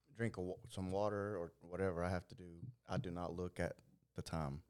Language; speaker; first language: English; early bilingual, other home language; Spanish